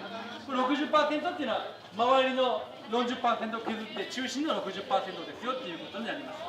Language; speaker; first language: Japanese; native; Japanese